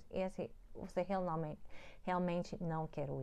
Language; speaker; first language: Portuguese; non-native, fluent; English